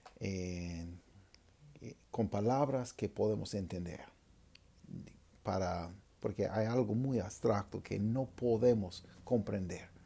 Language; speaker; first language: Spanish; non-native, fluent; English